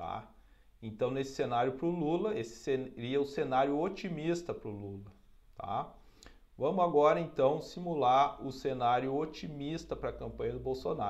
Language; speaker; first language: Portuguese; native; Portuguese